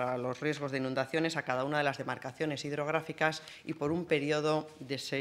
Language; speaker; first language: Spanish; native; Spanish